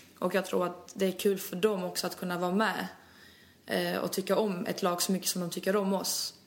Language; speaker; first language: Swedish; early bilingual, other home language; Albanian